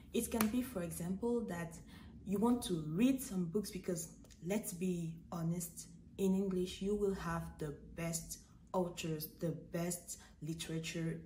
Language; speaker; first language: English; non-native, fluent; French